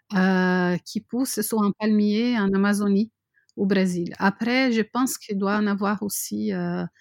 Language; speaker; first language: French; non-native, fluent; Portuguese